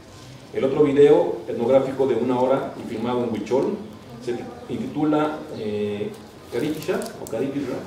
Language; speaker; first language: Spanish; native; Spanish